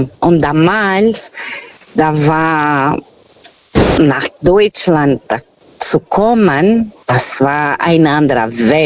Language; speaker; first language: German; non-native, fluent; Portuguese